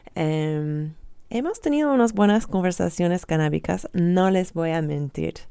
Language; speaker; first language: Spanish; non-native, fluent; English